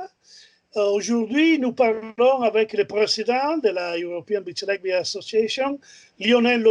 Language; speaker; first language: French; non-native, learner; Italian